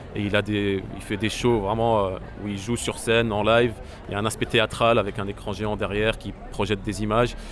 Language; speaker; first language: French; non-native, local second language; Arabic